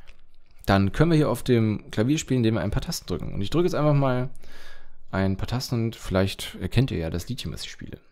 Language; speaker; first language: German; native; German